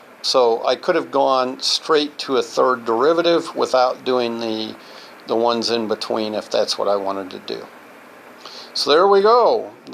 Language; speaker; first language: English; native; English